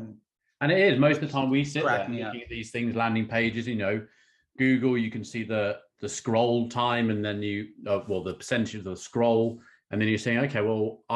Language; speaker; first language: English; native; English